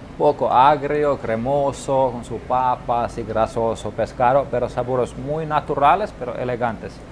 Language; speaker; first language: Spanish; non-native, learner; Finnish